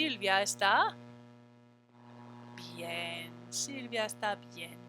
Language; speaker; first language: Spanish; non-native, fluent; English